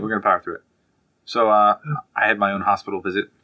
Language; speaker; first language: English; native; English